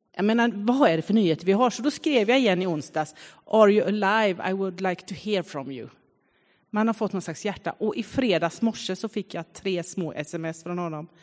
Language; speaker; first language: Swedish; native; Swedish